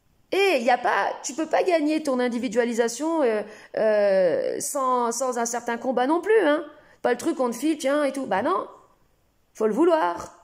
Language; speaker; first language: French; native; French